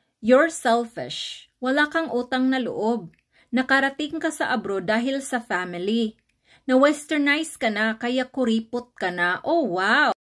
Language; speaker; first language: Filipino; non-native, local second language; Cebuano